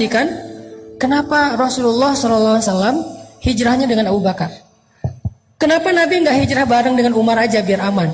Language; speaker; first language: Indonesian; native; Indonesian